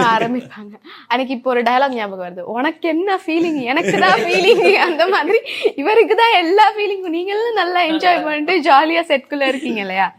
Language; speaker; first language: Tamil; native; Tamil